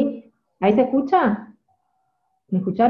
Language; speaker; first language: Spanish; native; Spanish